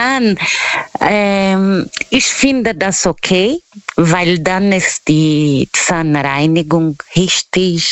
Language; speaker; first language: German; non-native, fluent; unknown